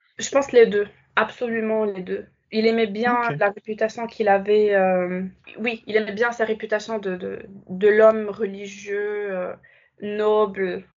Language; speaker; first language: French; non-native, local second language; Arabic